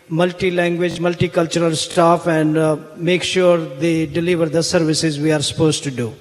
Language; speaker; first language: English; non-native, local second language; Hindi